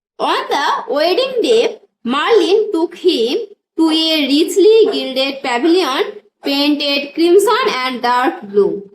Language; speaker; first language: English; non-native, local second language; Bangla